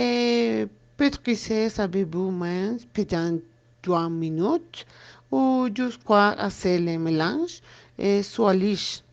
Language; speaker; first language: French; non-native, learner; Spanish